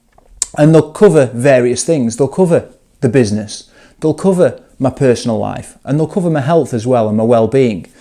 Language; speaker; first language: English; native; English